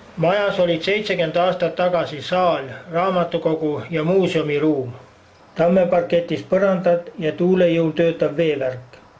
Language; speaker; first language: Estonian; native; Estonian